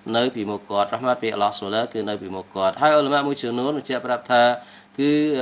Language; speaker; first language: Khmer; non-native, local second language; Western Cham